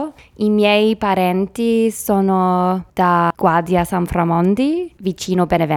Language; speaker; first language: Italian; non-native, learner; English